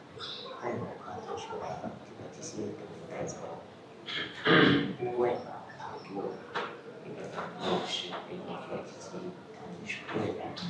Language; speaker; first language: Chinese; non-native, learner; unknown